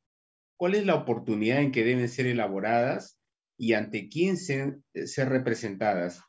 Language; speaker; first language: Spanish; native; Spanish